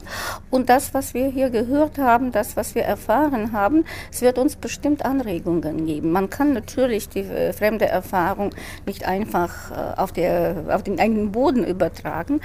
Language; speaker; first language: German; non-native, fluent; Russian